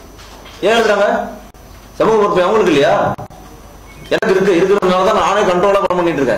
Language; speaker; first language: Tamil; native; Tamil